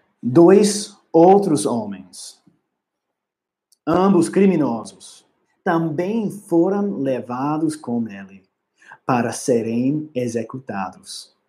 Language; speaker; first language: Portuguese; non-native, learner; English